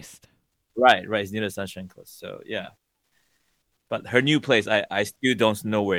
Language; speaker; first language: English; native; English